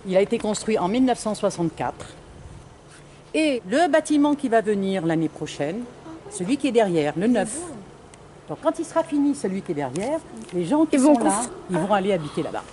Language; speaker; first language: French; native; French